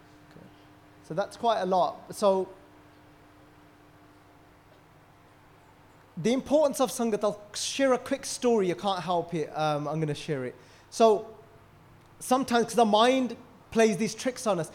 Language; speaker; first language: English; early bilingual, other home language; Punjabi